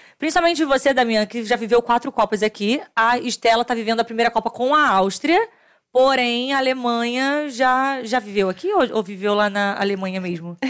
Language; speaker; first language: Portuguese; native; Portuguese